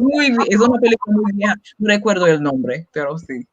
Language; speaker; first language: Spanish; non-native, learner; English